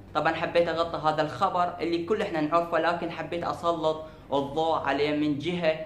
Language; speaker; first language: Arabic; native; Arabic